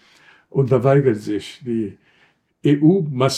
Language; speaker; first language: German; non-native, fluent; Arabic